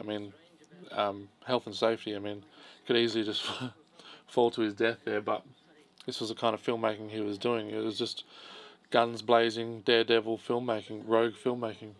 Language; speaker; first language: English; native; English